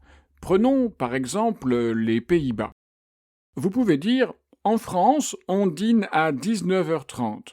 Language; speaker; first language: French; native; French